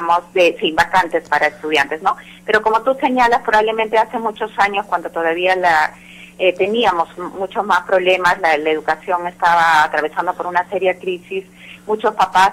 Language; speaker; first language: Spanish; native; Spanish